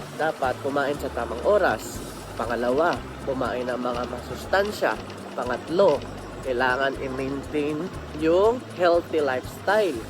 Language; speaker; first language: Filipino; non-native, local second language; Cebuano